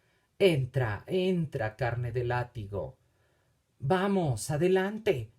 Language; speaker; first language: Spanish; native; Spanish